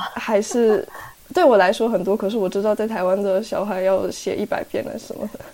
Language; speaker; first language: Chinese; early bilingual, heritage; Chinese